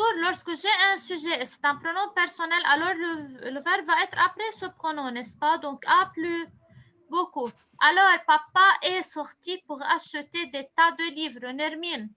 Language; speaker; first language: French; non-native, local second language; Arabic